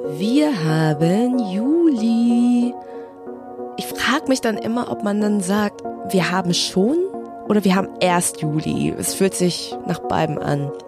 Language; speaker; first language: German; early bilingual, other home language; Vietnamese